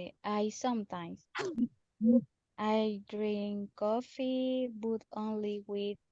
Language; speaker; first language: English; non-native, learner; Spanish